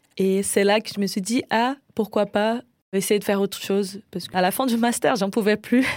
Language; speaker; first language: French; non-native, fluent; Portuguese